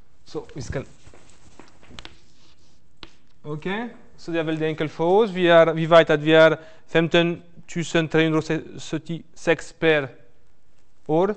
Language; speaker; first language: Norwegian; non-native, fluent; French